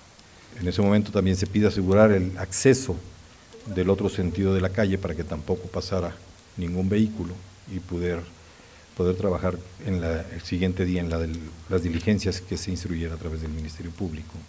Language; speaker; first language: Spanish; native; Spanish